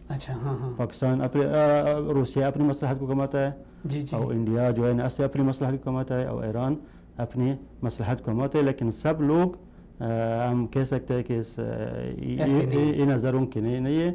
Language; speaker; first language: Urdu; non-native, fluent; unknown